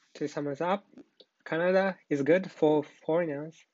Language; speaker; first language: English; non-native, learner; Japanese